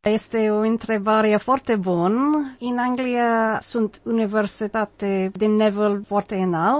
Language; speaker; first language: Romanian; non-native, fluent; English